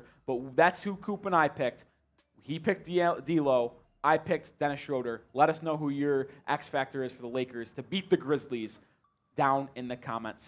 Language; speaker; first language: English; native; English